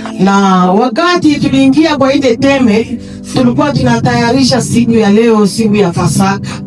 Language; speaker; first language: Swahili; native; Swahili